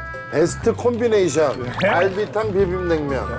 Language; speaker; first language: Korean; native; Korean